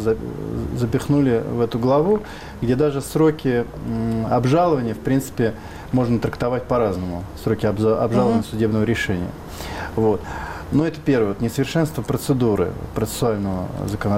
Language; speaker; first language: Russian; native; Russian